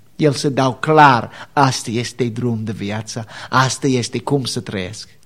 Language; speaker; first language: Romanian; non-native, learner; English